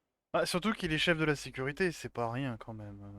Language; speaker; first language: French; native; French